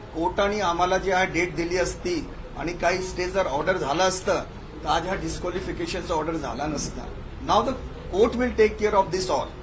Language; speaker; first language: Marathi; native; Marathi